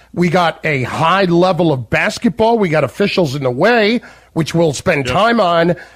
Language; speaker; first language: English; native; English